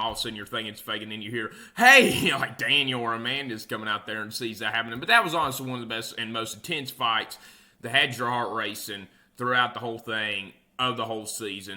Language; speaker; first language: English; native; English